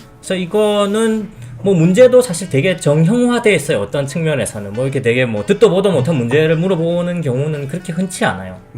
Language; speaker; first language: Korean; native; Korean